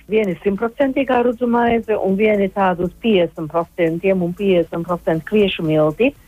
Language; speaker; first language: Latvian; early bilingual, heritage; Latvian